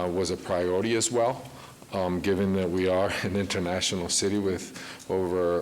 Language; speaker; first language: English; early bilingual, other home language; Spanish